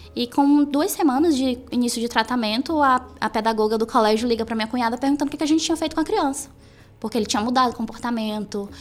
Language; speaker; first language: Portuguese; native; Portuguese